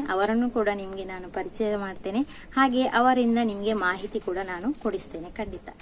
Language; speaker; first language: Kannada; non-native, local second language; Tulu